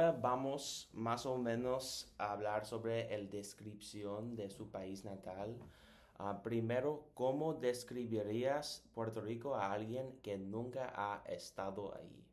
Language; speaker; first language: Spanish; non-native, learner; English